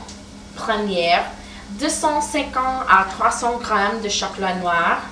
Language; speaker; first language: French; non-native, learner; English